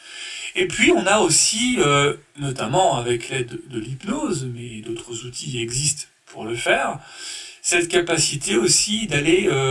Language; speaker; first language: French; native; French